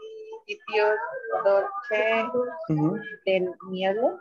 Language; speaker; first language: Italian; non-native, learner; Spanish